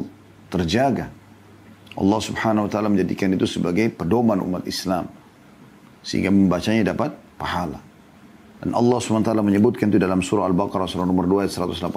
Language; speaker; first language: Indonesian; native; Indonesian